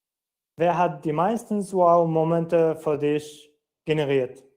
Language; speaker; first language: German; non-native, fluent; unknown